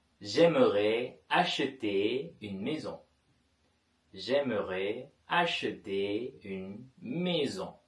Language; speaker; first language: French; non-native, fluent; Tamil